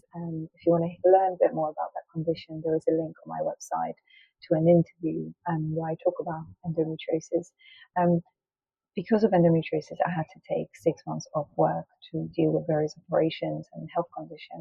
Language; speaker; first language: English; non-native, fluent; Polish